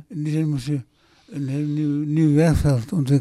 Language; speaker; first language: Dutch; early bilingual, other home language; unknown